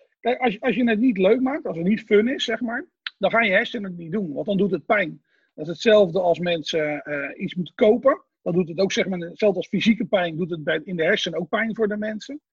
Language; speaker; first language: Dutch; native; Dutch